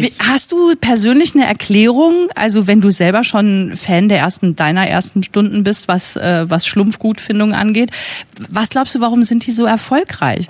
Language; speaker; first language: German; native; German